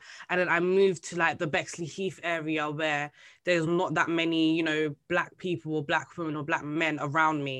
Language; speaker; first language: English; native; English